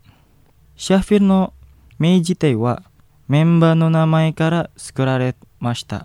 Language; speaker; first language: Japanese; non-native, fluent; Indonesian